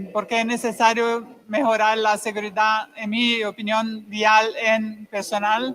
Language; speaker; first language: Spanish; non-native, fluent; Portuguese